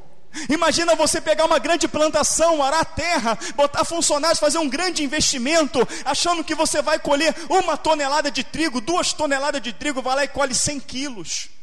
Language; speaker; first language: Portuguese; native; Portuguese